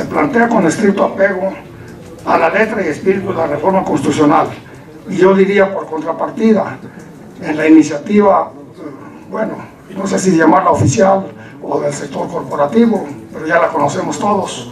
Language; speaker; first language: Spanish; native; Spanish